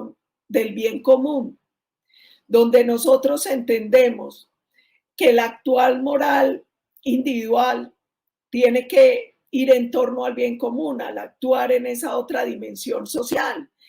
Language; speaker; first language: Spanish; native; Spanish